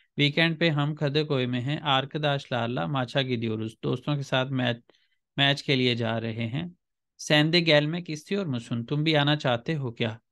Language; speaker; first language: Urdu; native; Urdu